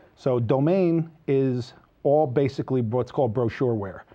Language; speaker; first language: English; native; English